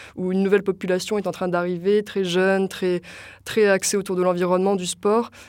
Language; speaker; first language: French; native; French